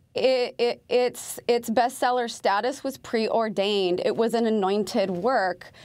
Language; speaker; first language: English; native; English